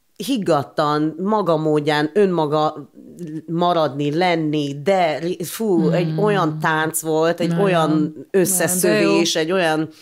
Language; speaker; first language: Hungarian; non-native, fluent; English